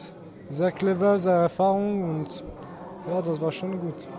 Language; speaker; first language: German; non-native, learner; French